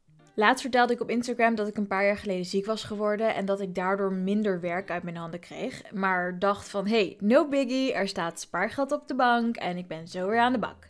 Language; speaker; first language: Dutch; native; Dutch